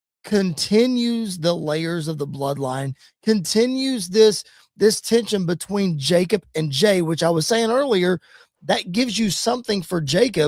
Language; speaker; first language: English; native; English